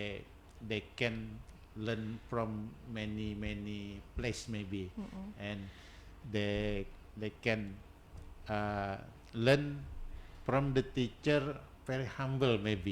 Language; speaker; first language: English; non-native, learner; Indonesian